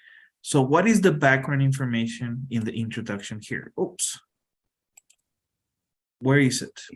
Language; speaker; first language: English; non-native, fluent; Spanish